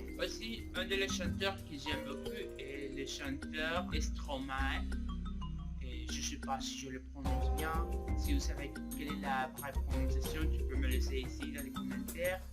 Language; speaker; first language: French; non-native, learner; Spanish